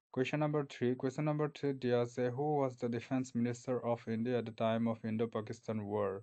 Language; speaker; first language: English; non-native, local second language; Assamese